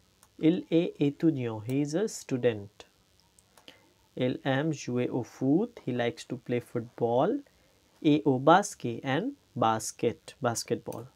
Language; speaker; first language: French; non-native, fluent; Hindi